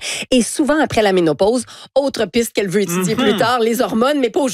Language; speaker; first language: French; native; French